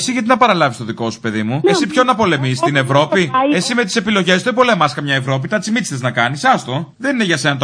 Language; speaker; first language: Greek; native; Greek